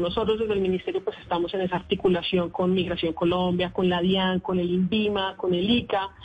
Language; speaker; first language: Spanish; native; Spanish